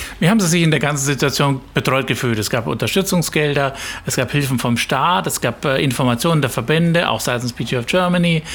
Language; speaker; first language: German; native; German